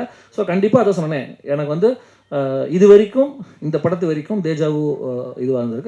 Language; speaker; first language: Tamil; native; Tamil